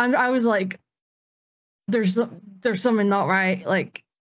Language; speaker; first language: English; native; English